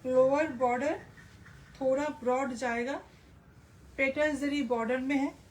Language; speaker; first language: Hindi; non-native, local second language; Bangla